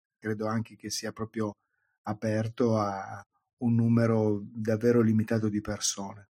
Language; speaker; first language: Italian; native; Italian